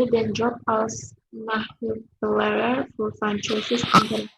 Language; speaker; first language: German; non-native, learner; Indonesian